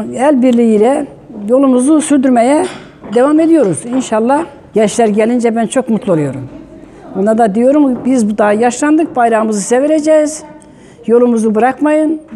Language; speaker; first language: Turkish; native; Turkish